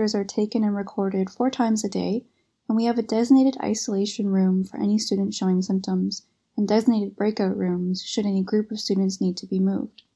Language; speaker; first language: English; native; English